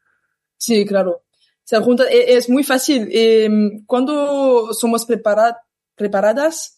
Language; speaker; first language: Spanish; non-native, learner; French